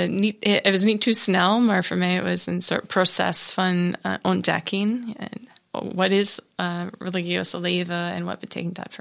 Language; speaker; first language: Dutch; non-native, learner; English